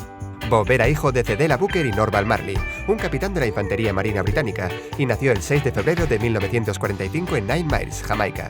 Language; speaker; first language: Spanish; native; Spanish